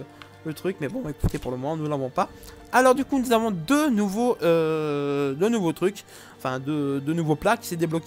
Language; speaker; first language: French; native; French